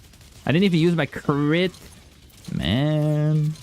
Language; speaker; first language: English; native; English